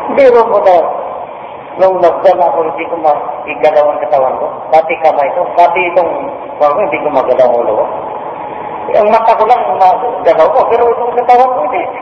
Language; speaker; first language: Filipino; non-native, local second language; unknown